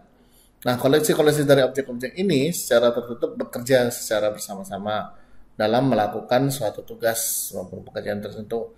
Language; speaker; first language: Indonesian; native; Indonesian